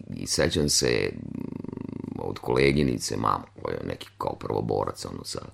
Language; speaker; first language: Serbian; native; Serbian